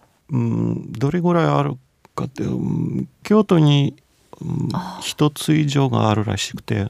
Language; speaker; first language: Japanese; non-native, fluent; Russian